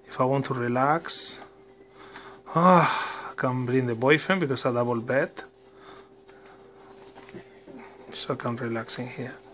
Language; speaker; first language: English; non-native, learner; Spanish